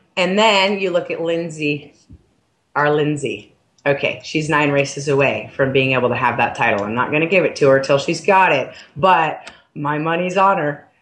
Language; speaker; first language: English; native; English